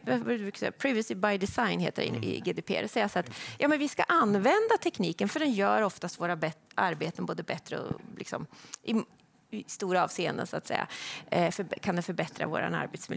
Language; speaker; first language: Swedish; native; Swedish